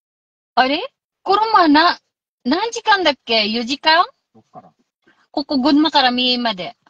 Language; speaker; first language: Japanese; non-native, local second language; Filipino